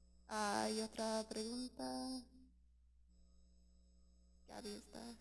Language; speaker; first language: Spanish; early bilingual, heritage; Spanish